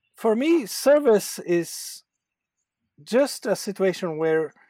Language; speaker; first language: English; non-native, fluent; Portuguese